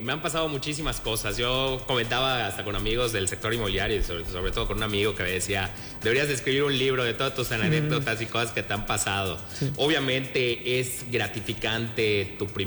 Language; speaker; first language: Spanish; native; Spanish